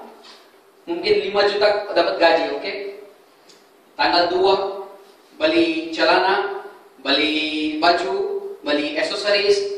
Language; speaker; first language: Indonesian; non-native, fluent; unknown